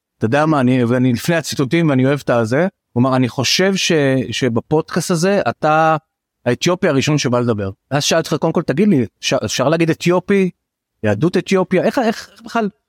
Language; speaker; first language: Hebrew; native; Hebrew